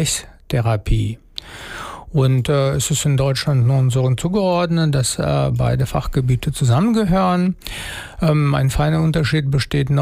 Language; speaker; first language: German; non-native, fluent; Russian